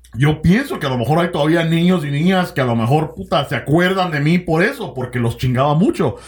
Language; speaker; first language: Spanish; native; Spanish